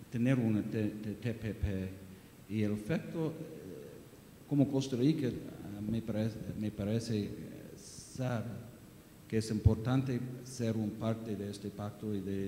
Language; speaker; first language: Spanish; non-native, learner; English